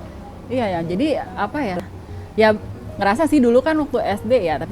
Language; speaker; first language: Indonesian; native; Indonesian